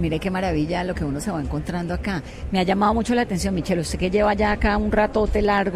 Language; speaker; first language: Spanish; native; Spanish